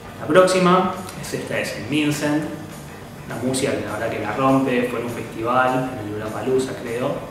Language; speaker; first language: Spanish; native; Spanish